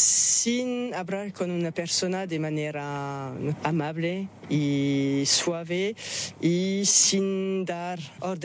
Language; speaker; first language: Spanish; non-native, fluent; French